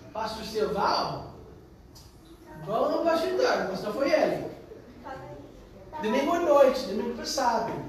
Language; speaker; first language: Portuguese; non-native, fluent; English